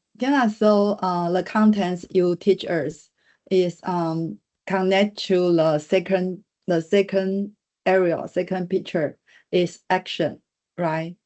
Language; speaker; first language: English; non-native, learner; Chinese